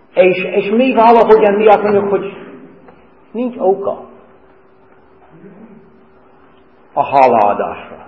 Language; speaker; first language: Hungarian; non-native, fluent; English